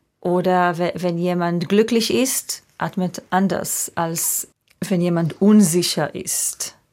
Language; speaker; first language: German; non-native, fluent; Hebrew